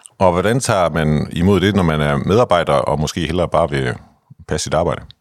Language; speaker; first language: Danish; native; Danish